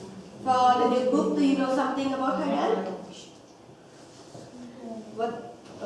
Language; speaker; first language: English; non-native, local second language; Thai